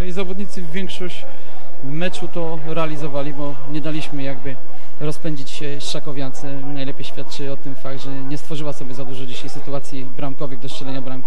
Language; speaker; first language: Polish; native; Polish